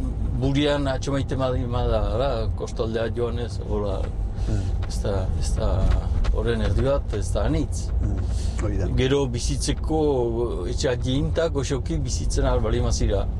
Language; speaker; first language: Basque; native; Basque